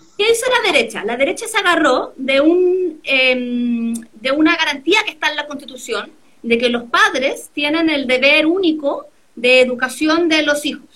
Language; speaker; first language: Spanish; native; Spanish